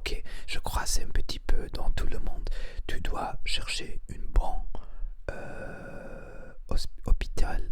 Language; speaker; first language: French; non-native, learner; Spanish